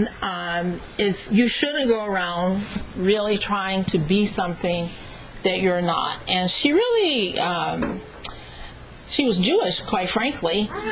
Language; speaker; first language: English; native; English